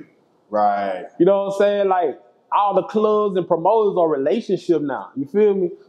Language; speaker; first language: English; native; English